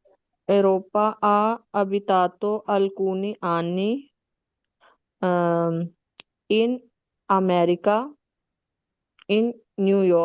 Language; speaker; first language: Italian; non-native, learner; Urdu